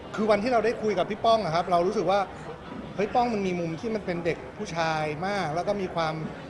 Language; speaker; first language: Thai; native; Thai